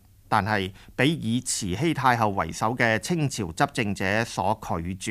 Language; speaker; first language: Chinese; non-native, local second language; Cantonese